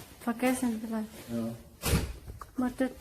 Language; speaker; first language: German; non-native, learner; Thai